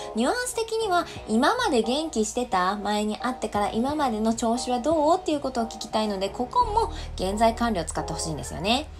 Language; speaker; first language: Japanese; native; Japanese